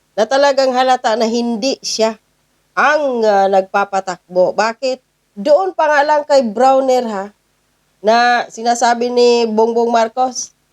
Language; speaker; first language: Filipino; native; Filipino